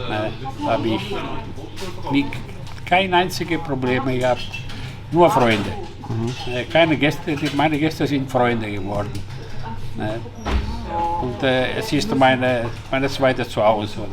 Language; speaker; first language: German; non-native, fluent; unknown